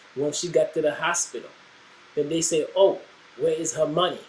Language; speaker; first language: English; early bilingual, other home language; Haitian Creole